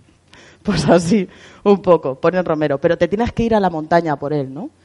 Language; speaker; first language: Spanish; native; Spanish